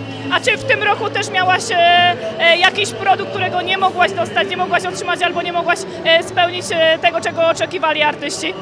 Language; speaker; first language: Polish; native; Polish